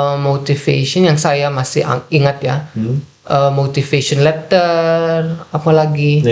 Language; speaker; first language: Indonesian; non-native, fluent; Dutch